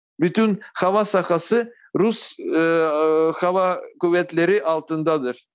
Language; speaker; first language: Turkish; non-native, fluent; Russian